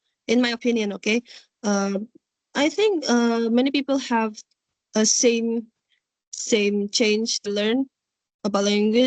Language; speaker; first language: English; non-native, learner; Indonesian